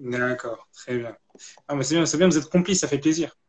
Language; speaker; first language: French; native; French